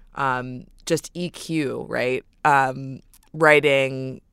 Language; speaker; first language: English; native; English